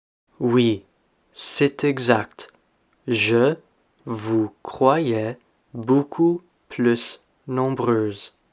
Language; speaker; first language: French; non-native, fluent; English